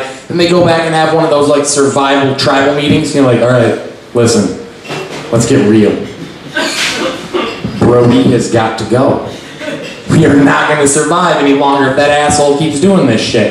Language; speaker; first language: English; native; English